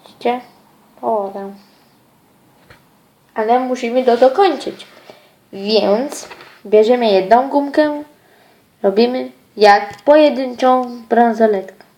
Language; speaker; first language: Polish; early bilingual, other home language; Ukrainian